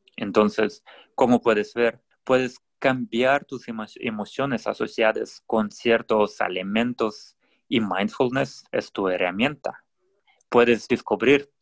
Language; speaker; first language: Spanish; non-native, fluent; Russian